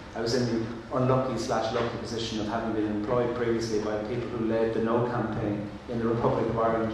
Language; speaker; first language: English; non-native, local second language; Irish